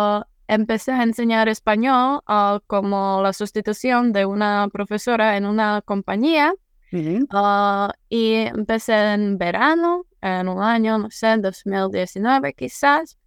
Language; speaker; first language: Spanish; non-native, fluent; Czech